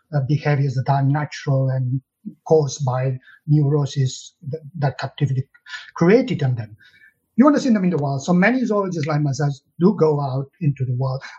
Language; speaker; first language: English; non-native, fluent; Spanish